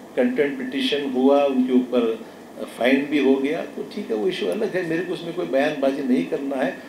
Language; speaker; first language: Hindi; non-native, local second language; Marathi